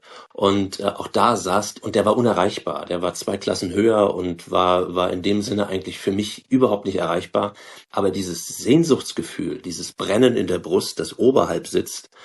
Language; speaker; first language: German; native; German